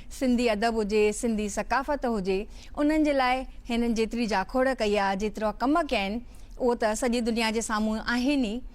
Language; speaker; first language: Sindhi; native; Sindhi